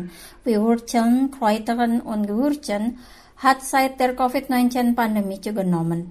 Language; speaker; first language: German; non-native, fluent; Indonesian